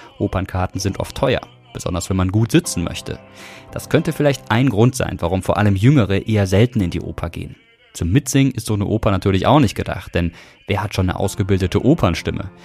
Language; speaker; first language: German; native; German